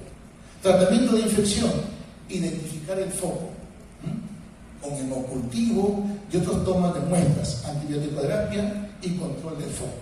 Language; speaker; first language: Spanish; native; Spanish